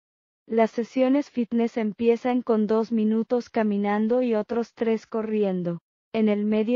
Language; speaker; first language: Spanish; native; Spanish